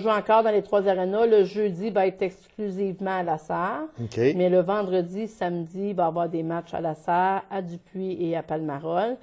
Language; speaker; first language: French; native; French